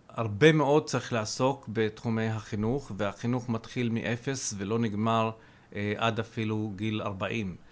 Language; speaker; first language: Hebrew; non-native, local second language; Arabic